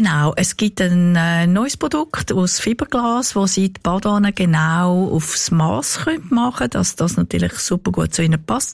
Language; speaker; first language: German; native; German